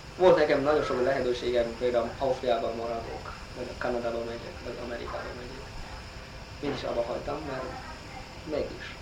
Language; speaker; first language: Hungarian; non-native, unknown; Chinese